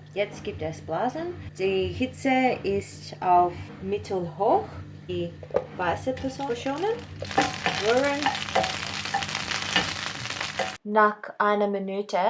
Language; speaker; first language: German; non-native, learner; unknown